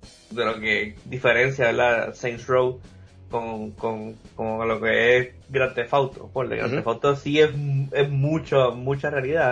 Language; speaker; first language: Spanish; native; Spanish